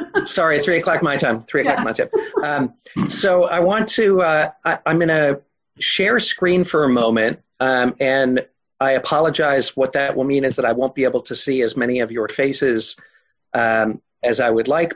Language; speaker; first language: English; native; English